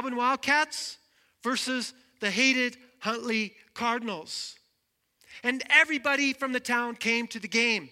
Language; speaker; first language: English; native; English